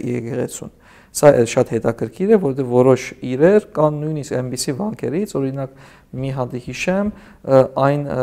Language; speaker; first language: Armenian; native; Armenian